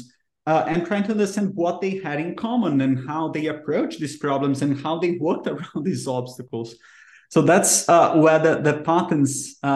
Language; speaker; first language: English; non-native, fluent; Portuguese